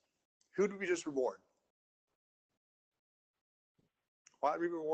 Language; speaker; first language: English; native; English